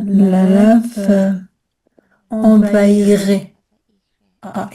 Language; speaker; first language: French; non-native, learner; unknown